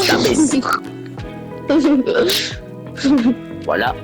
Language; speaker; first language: French; native; French